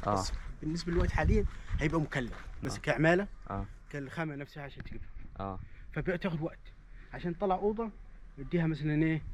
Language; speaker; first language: Egyptian Arabic; non-native, local second language; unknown